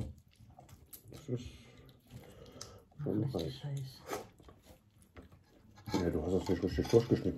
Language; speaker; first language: German; native; German